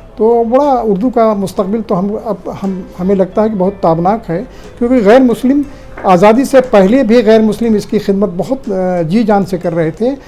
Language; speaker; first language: Urdu; native; Urdu